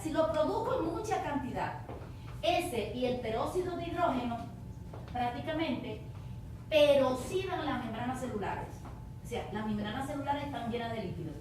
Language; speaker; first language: Spanish; native; Spanish